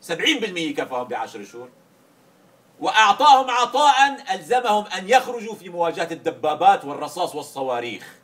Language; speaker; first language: Arabic; native; Arabic